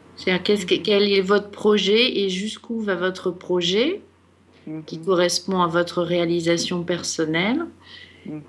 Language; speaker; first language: French; native; French